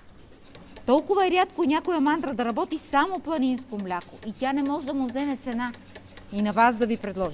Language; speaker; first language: Bulgarian; native; Bulgarian